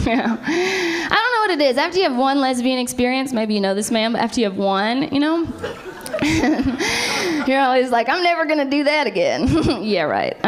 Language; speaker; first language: English; native; English